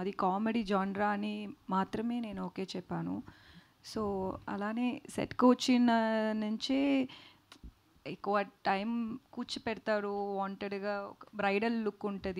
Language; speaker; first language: Telugu; non-native, learner; Tamil